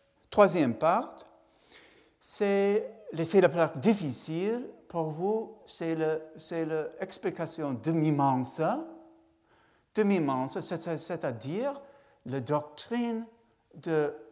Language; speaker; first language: French; non-native, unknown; English